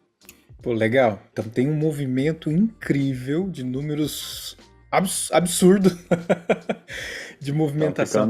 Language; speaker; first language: Portuguese; native; Portuguese